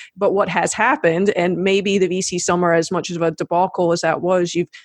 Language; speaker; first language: English; native; English